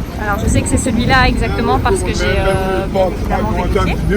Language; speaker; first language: French; native; French